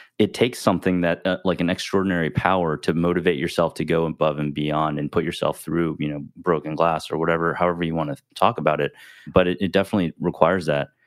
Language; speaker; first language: English; native; English